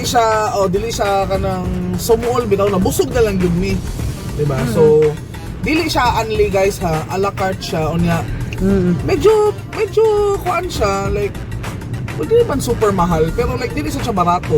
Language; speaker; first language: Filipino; non-native, local second language; Cebuano